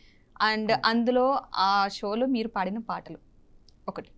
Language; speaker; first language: Telugu; native; Telugu